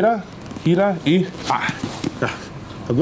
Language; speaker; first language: Portuguese; non-native, learner; English